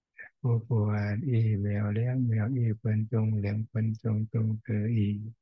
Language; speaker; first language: Chinese; non-native, fluent; Thai